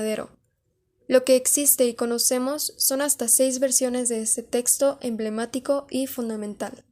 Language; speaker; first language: Spanish; native; Spanish